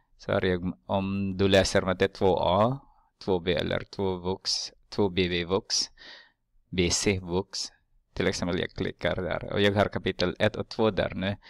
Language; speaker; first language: Swedish; non-native, fluent; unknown